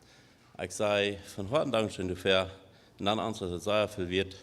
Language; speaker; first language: German; non-native, learner; Low German